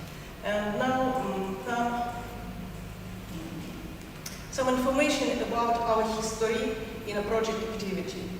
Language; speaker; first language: English; non-native, learner; Ukrainian